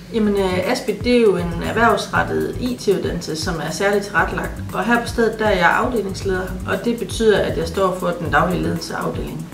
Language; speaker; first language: Danish; native; Danish